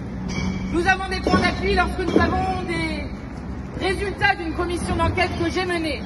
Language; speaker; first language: French; native; French